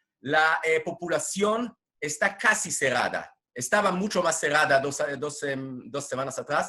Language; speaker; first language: Spanish; non-native, fluent; Hebrew